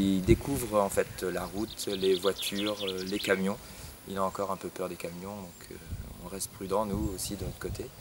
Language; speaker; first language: French; native; French